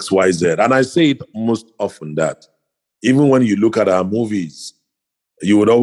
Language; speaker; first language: English; non-native, local second language; Ibibio